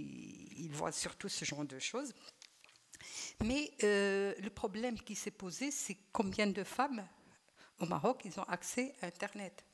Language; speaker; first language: French; non-native, local second language; Arabic